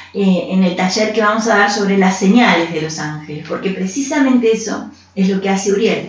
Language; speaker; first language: Spanish; native; Spanish